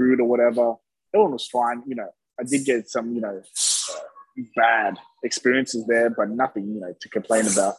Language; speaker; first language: English; native; English